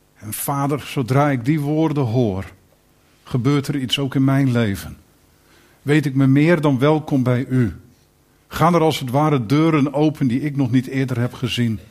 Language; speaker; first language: Dutch; native; Dutch